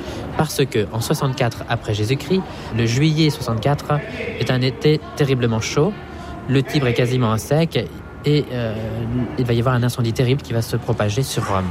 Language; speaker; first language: French; native; French